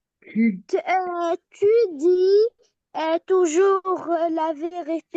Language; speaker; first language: French; non-native, learner; Arabic